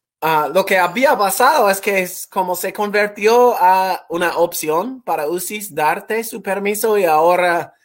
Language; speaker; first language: Spanish; non-native, fluent; English